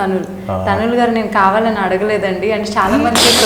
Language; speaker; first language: Telugu; native; Telugu